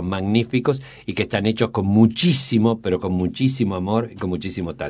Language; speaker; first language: Spanish; native; Spanish